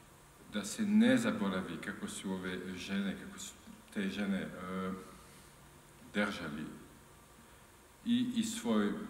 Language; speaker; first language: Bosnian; non-native, learner; French